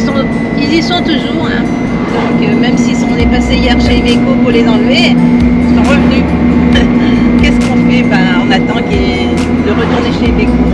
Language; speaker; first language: French; native; French